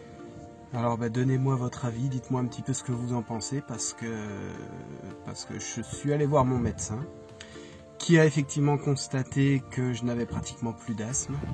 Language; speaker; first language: French; native; French